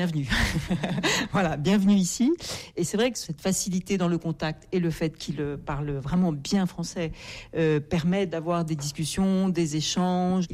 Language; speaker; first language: French; native; French